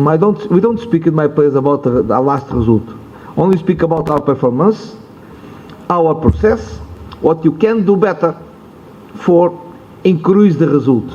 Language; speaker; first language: English; non-native, learner; Portuguese